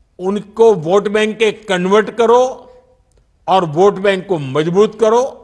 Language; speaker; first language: Hindi; non-native, local second language; Gujarati